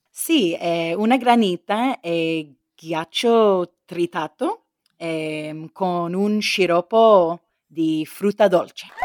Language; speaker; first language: Italian; non-native, fluent; English